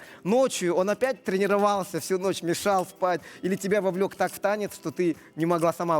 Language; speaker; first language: Russian; native; Russian